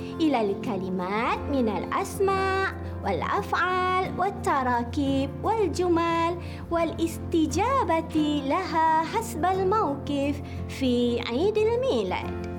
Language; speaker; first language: Arabic; non-native, fluent; Malay